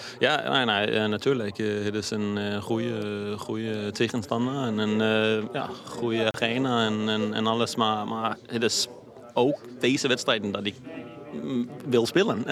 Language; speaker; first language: Dutch; non-native, fluent; Danish